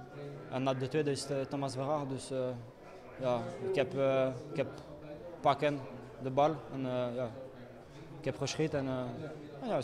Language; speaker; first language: Dutch; non-native, learner; Italian